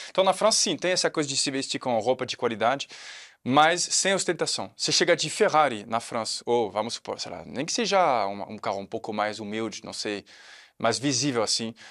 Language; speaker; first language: Portuguese; non-native, fluent; French